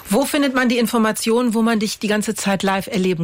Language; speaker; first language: German; native; German